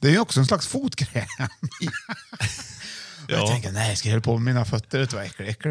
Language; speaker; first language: Swedish; native; Swedish